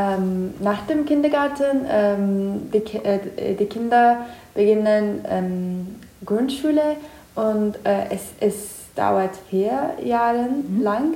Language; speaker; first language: German; non-native, learner; Turkish